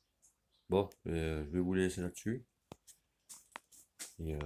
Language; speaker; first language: French; native; French